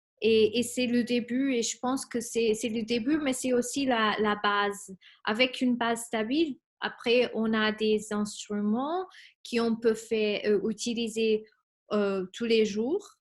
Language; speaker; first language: French; non-native, fluent; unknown